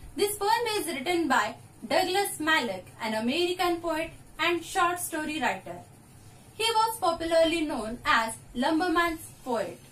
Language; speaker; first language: English; non-native, local second language; Marathi